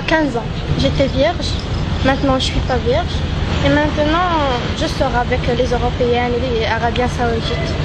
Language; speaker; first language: French; non-native, local second language; Arabic